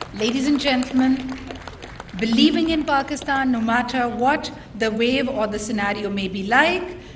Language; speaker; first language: English; non-native, local second language; Urdu